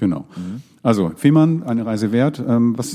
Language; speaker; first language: German; native; German